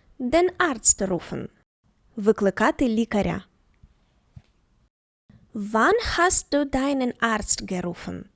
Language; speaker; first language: German; non-native, fluent; Ukrainian